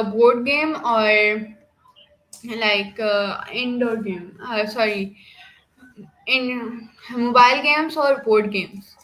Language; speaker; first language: English; non-native, local second language; Urdu